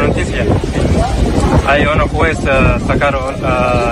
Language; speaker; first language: Spanish; non-native, learner; Arabic